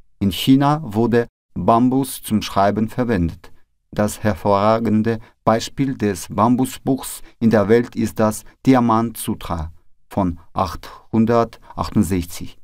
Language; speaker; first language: German; non-native, fluent; Russian